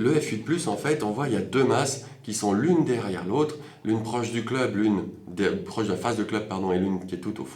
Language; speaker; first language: French; native; French